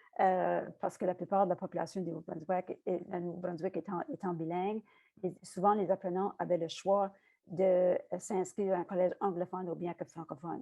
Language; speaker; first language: French; native; French